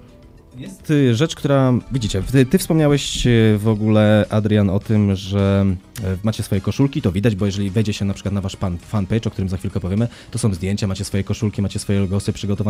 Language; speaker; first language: Polish; native; Polish